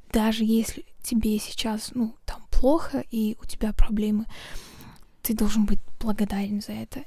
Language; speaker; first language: Russian; non-native, local second language; Kazakh